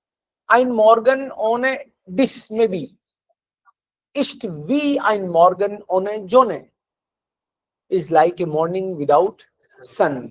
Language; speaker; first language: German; non-native, fluent; Hindi